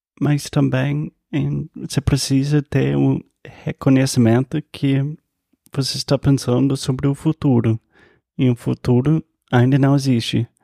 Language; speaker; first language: Portuguese; non-native, fluent; English